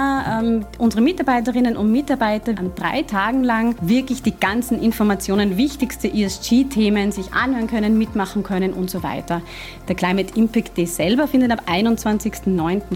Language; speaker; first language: German; native; German